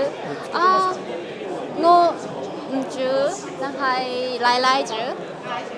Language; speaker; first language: Cantonese; non-native, learner; Japanese